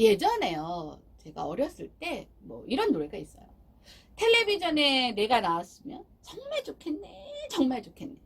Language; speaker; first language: Korean; native; Korean